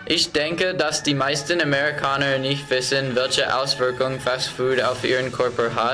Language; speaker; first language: German; non-native, learner; English